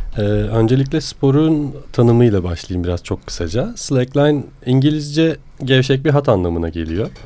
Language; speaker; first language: Turkish; native; Turkish